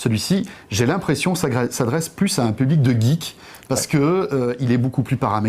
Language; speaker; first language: French; native; French